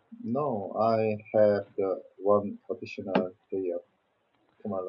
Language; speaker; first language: English; non-native, learner; Korean